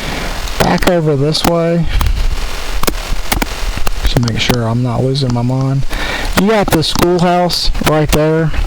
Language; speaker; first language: English; native; English